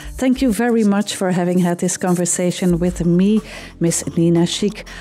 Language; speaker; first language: English; non-native, fluent; Dutch